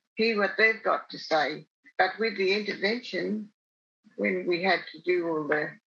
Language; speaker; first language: English; native; English